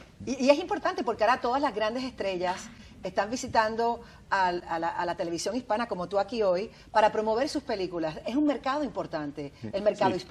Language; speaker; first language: Spanish; native; Spanish